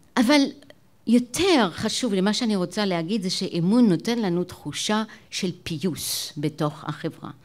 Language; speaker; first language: Hebrew; non-native, fluent; French